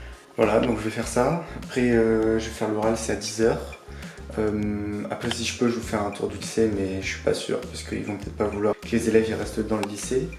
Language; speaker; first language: French; native; French